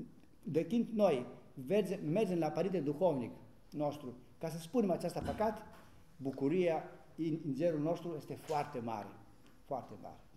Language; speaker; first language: Romanian; non-native, learner; Greek